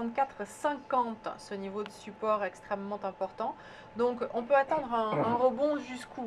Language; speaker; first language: French; native; French